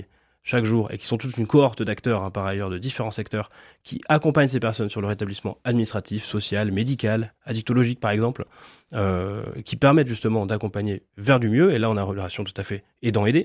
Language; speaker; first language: French; native; French